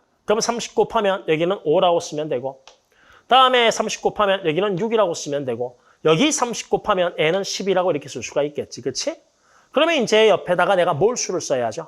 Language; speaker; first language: Korean; native; Korean